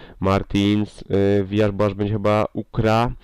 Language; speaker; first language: Polish; native; Polish